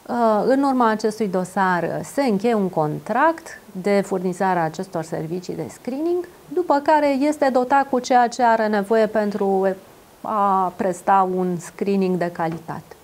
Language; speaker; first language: Romanian; native; Romanian